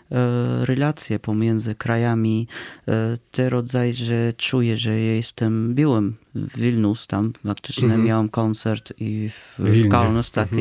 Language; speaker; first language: Polish; non-native, fluent; Arabic